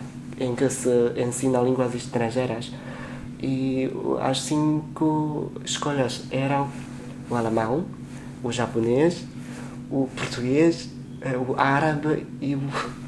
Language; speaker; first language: Portuguese; non-native, fluent; Chinese